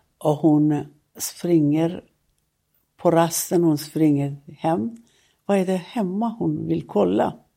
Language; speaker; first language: Swedish; non-native, fluent; Persian